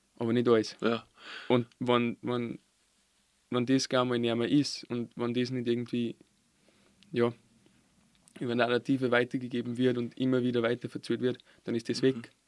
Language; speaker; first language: German; early bilingual, other home language; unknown